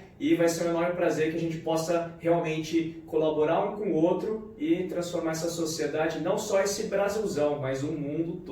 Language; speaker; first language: Portuguese; native; Portuguese